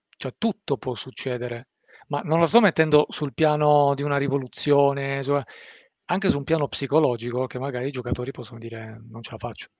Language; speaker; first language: Italian; early bilingual, other home language; Persian